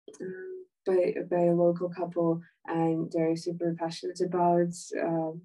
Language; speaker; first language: English; non-native, fluent; Ukrainian